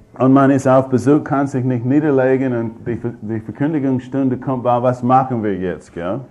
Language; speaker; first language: German; non-native, fluent; English